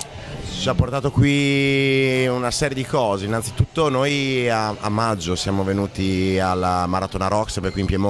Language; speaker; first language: Italian; native; Italian